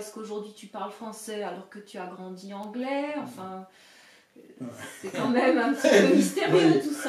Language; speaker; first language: French; native; French